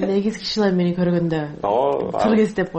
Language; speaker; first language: Kyrgyz; non-native, learner; English